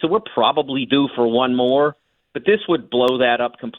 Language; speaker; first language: English; native; English